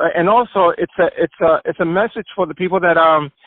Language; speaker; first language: English; early bilingual, other home language; Spanish